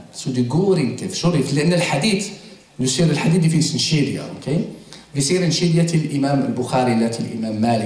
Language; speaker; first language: Swedish; non-native, fluent; Arabic